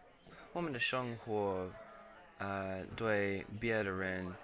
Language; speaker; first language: Chinese; non-native, learner; English